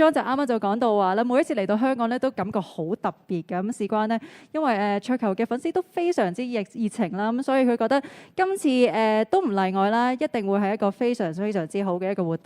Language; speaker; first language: Cantonese; native; Cantonese